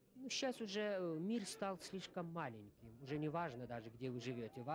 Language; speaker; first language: Russian; non-native, local second language; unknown